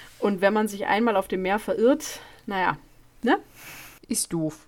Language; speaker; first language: German; native; German